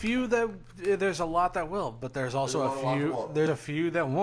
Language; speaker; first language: English; native; English